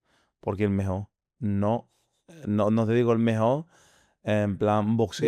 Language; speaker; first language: Spanish; non-native, fluent; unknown